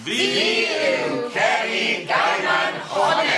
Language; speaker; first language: Welsh; non-native, learner; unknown